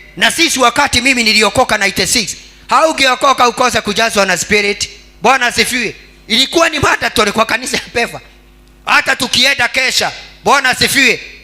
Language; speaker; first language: Swahili; non-native, local second language; Kikuyu